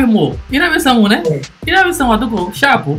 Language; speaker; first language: Japanese; non-native, learner; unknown